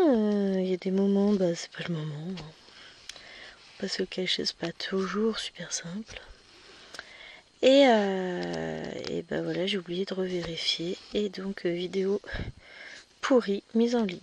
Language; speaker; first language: French; native; French